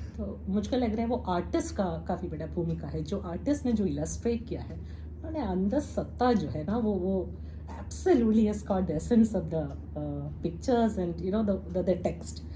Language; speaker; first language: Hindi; non-native, local second language; Malayalam